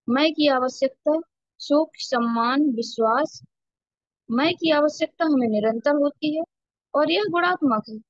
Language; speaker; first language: Hindi; native; Hindi